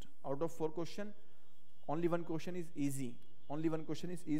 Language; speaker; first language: English; non-native, local second language; Hindi